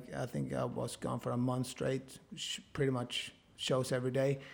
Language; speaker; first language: English; non-native, fluent; Swedish